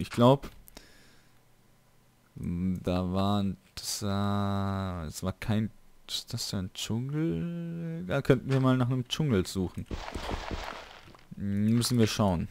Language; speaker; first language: German; native; German